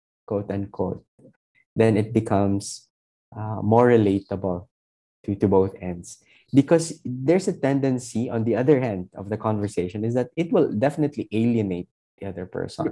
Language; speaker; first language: English; non-native, local second language; Filipino